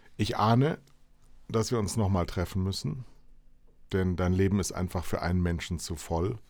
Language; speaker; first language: German; native; German